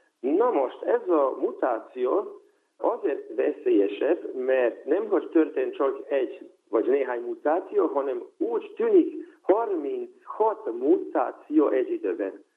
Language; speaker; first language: Hungarian; non-native, local second language; Serbian